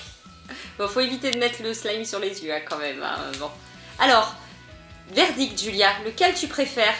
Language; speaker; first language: French; native; French